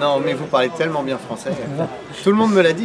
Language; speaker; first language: French; native; French